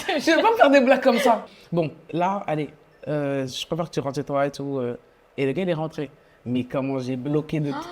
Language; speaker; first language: French; native; French